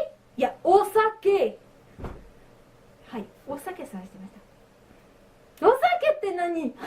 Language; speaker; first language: Japanese; non-native, learner; French